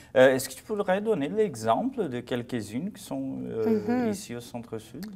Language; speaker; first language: French; non-native, fluent; Portuguese